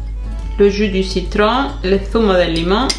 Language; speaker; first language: French; non-native, fluent; Spanish